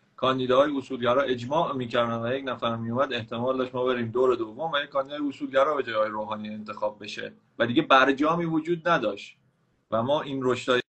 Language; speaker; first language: Persian; native; Persian